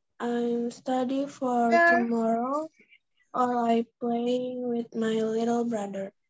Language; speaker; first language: English; non-native, local second language; Indonesian